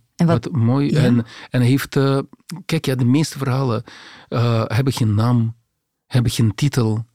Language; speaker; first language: Dutch; non-native, fluent; Russian